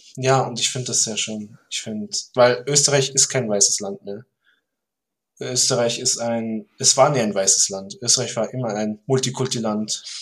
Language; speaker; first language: German; early bilingual, other home language; Turkish